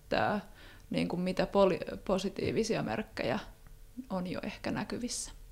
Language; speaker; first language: Finnish; native; Finnish